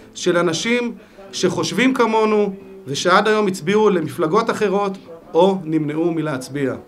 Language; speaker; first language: Hebrew; native; Hebrew